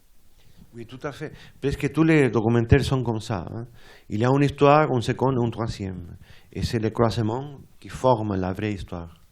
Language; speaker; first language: French; non-native, fluent; Spanish